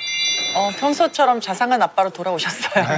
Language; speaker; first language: Korean; native; Korean